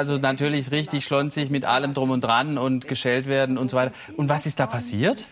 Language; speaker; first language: German; native; German